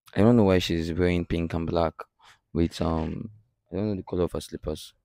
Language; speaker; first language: English; non-native, local second language; Bini